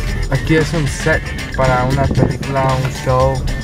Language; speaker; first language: Spanish; early bilingual, heritage; Spanish